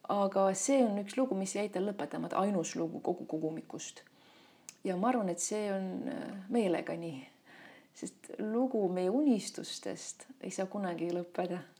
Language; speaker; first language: Estonian; non-native, local second language; Russian